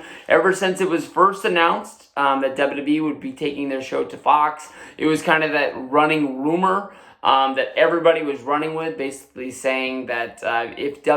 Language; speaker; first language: English; native; English